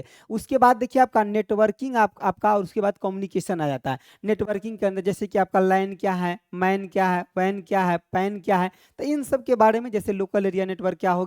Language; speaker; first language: Hindi; native; Hindi